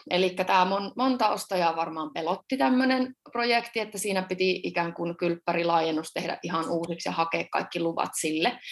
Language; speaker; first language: Finnish; native; Finnish